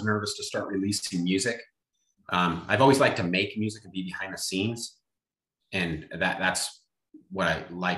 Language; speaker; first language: English; native; English